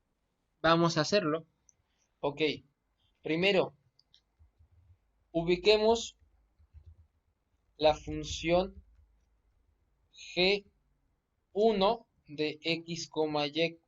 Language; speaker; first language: Spanish; native; Spanish